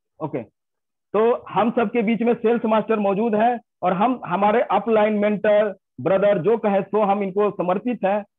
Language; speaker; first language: Hindi; native; Hindi